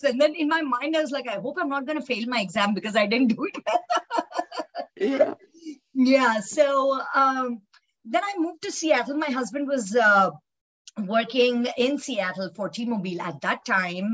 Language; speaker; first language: English; non-native, local second language; Telugu